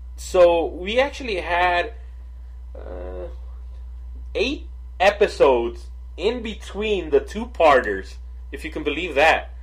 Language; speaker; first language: English; native; English